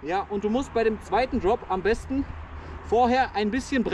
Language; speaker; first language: German; native; German